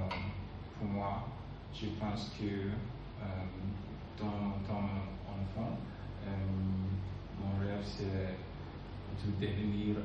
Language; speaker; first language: French; non-native, learner; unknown